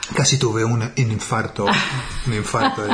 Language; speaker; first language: Spanish; non-native, fluent; English